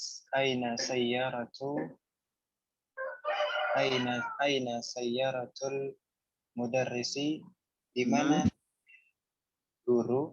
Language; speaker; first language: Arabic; non-native, learner; Indonesian